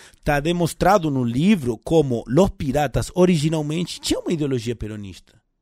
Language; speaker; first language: Portuguese; non-native, fluent; Spanish